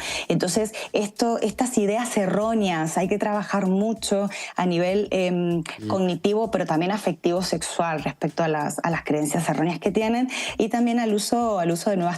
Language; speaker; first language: Spanish; native; Spanish